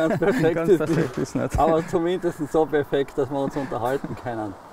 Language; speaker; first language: German; native; German